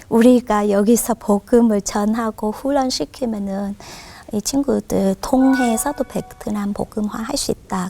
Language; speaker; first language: Korean; non-native, fluent; Vietnamese